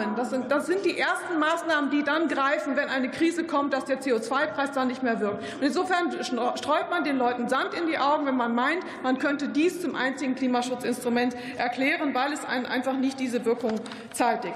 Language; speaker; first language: German; native; German